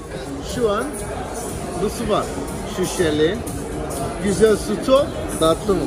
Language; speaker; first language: Turkish; non-native, learner; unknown